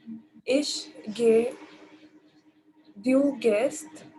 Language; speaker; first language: German; non-native, learner; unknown